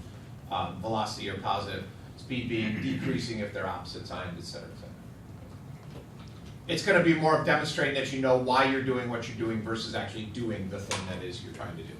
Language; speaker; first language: English; native; English